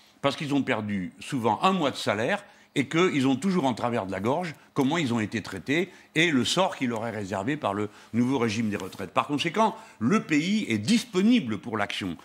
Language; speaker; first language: French; native; French